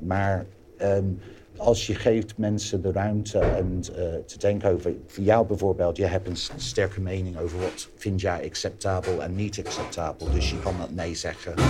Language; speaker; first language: Dutch; non-native, fluent; English